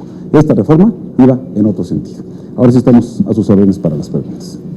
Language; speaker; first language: Spanish; native; Spanish